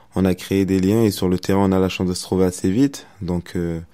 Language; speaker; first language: French; native; French